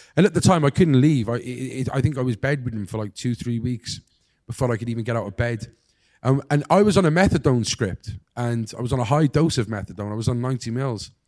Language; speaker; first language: English; native; English